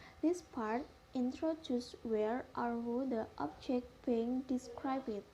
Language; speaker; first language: English; non-native, fluent; Indonesian